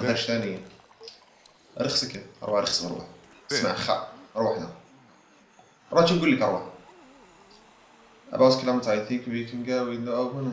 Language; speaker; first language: Arabic; native; Arabic